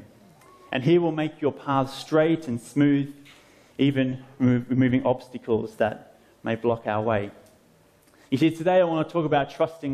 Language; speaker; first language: English; native; English